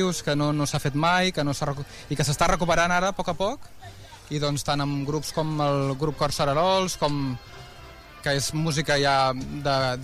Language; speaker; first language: Catalan; native; Catalan